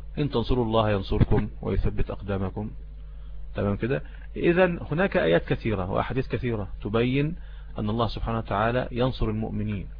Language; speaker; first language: Arabic; native; Arabic